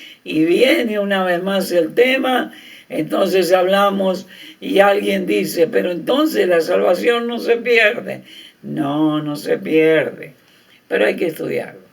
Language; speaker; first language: Spanish; native; Spanish